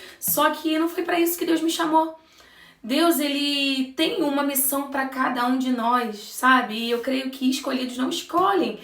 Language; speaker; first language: Portuguese; native; Portuguese